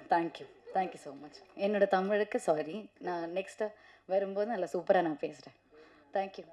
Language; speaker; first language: Tamil; non-native, learner; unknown